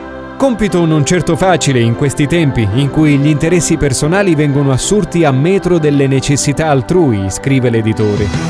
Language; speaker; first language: Italian; native; Italian